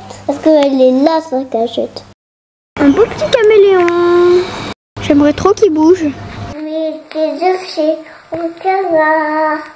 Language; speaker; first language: French; native; French